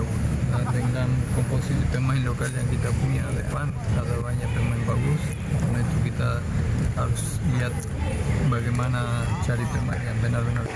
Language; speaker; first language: Indonesian; non-native, fluent; Spanish